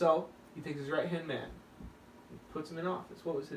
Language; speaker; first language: English; native; English